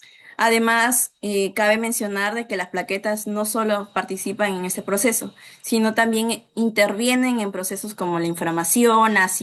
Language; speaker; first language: Spanish; native; Spanish